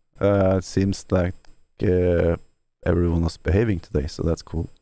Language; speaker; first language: English; non-native, fluent; Norwegian